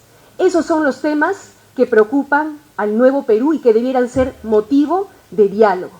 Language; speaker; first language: Spanish; native; Spanish